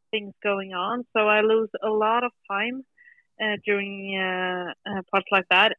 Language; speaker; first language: English; non-native, fluent; Swedish